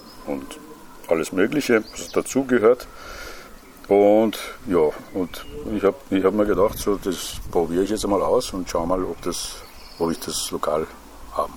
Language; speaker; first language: German; non-native, fluent; Persian